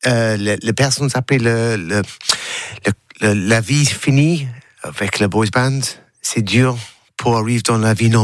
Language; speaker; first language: French; non-native, learner; English